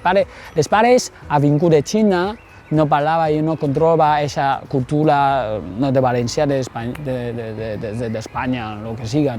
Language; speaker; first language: Catalan; non-native, fluent; Chinese